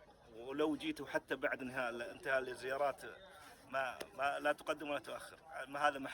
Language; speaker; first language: Arabic; native; Arabic